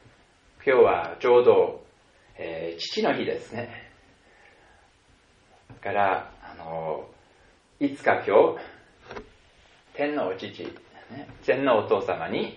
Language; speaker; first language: Japanese; non-native, fluent; German